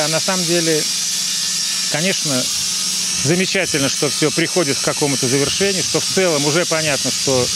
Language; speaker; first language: Russian; native; Russian